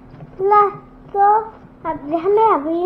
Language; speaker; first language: Spanish; early bilingual, heritage; English